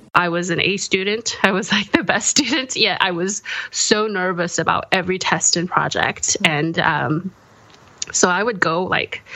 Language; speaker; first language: English; early bilingual, other home language; Korean